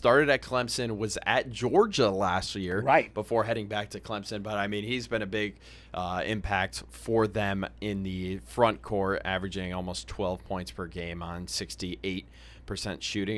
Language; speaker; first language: English; native; English